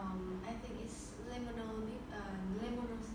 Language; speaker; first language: English; non-native, learner; Vietnamese